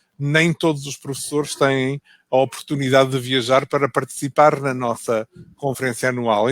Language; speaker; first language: Portuguese; native; Portuguese